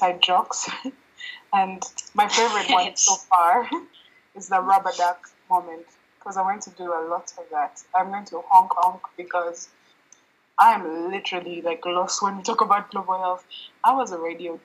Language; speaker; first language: English; non-native, local second language; Kinyarwanda